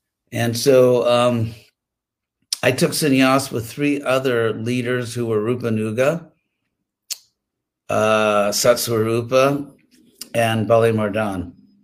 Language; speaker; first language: English; native; English